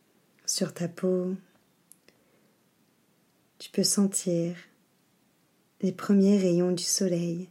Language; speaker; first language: French; native; French